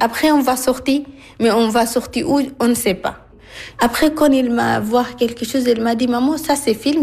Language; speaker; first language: French; non-native, learner; Arabic